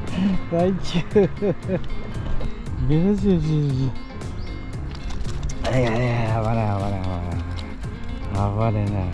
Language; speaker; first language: Japanese; native; Japanese